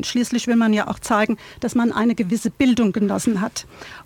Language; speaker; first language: German; native; German